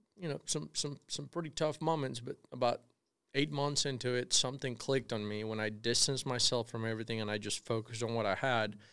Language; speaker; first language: English; non-native, fluent; Spanish